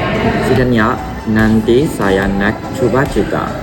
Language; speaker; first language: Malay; non-native, learner; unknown